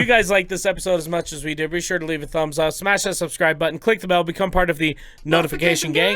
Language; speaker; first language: English; native; English